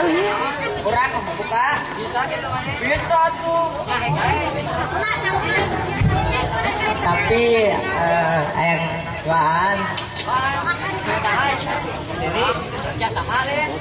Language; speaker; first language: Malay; non-native, local second language; Sundanese